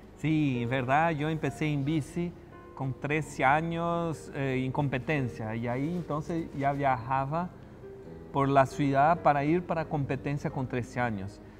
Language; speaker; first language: Spanish; non-native, fluent; Portuguese